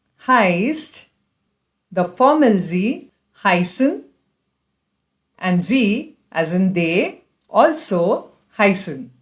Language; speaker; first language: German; non-native, fluent; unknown